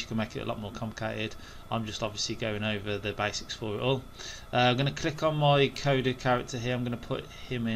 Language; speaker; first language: English; native; English